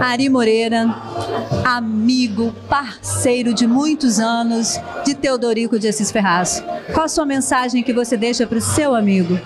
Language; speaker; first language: Portuguese; native; Portuguese